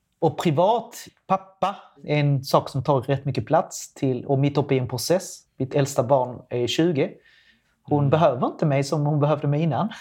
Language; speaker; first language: Swedish; non-native, fluent; Spanish